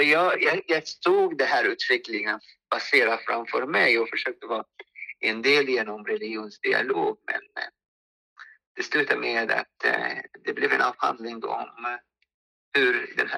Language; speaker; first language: Swedish; non-native, fluent; Arabic